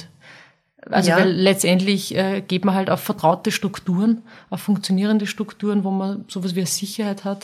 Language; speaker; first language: German; native; German